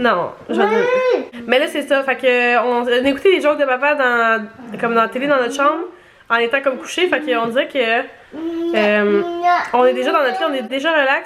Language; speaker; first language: French; native; French